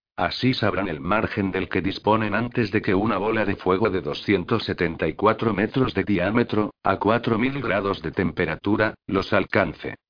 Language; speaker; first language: Spanish; native; Spanish